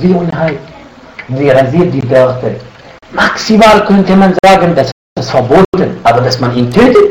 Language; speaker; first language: German; non-native, fluent; Arabic